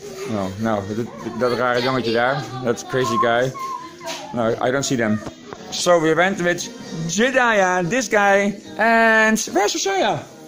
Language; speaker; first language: English; non-native, fluent; Dutch